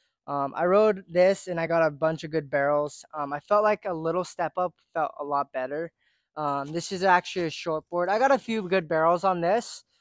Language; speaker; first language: English; early bilingual, other home language; Japanese